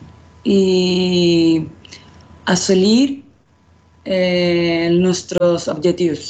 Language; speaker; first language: Catalan; non-native, fluent; Spanish